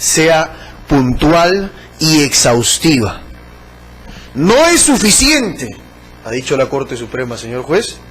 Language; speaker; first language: Spanish; native; Spanish